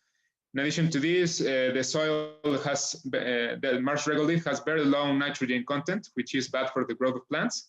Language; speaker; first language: English; non-native, fluent; Spanish